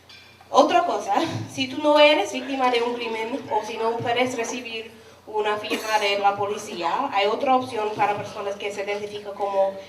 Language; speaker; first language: Spanish; non-native, fluent; English